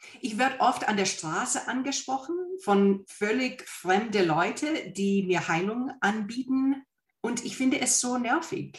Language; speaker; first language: German; non-native, fluent; English